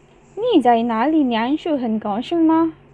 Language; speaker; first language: Chinese; non-native, learner; Malay